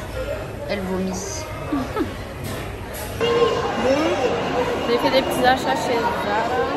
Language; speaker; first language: French; native; French